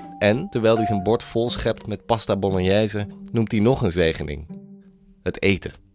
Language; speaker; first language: Dutch; native; Dutch